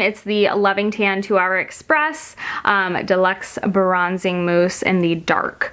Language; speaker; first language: English; native; English